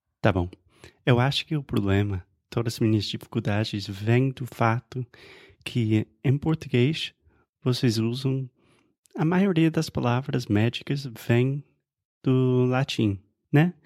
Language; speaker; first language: Portuguese; non-native, fluent; English